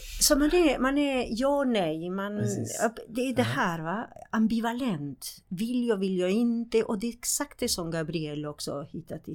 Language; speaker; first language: Swedish; non-native, fluent; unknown